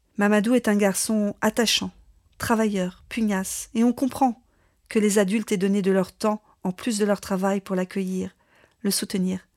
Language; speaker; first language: French; native; French